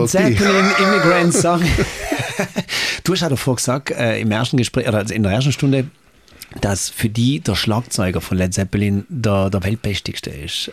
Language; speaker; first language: German; native; German